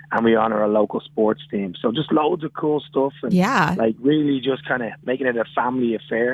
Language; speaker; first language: English; native; English